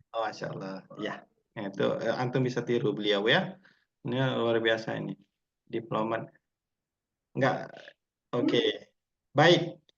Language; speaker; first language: Indonesian; native; Indonesian